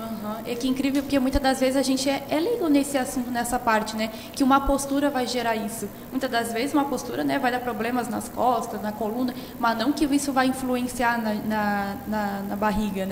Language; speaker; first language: Portuguese; native; Portuguese